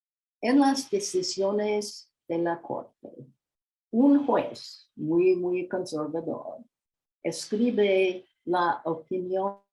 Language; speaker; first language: Spanish; non-native, learner; English